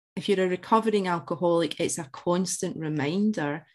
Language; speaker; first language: English; native; English